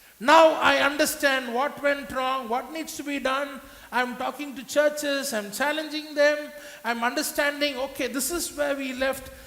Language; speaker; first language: English; non-native, local second language; Tamil